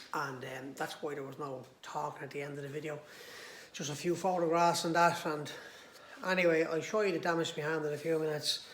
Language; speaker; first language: English; native; English